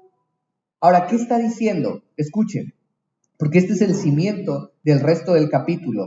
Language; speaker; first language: Spanish; native; Spanish